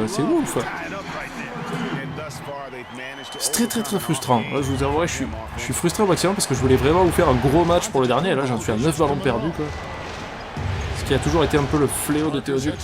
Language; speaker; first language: French; native; French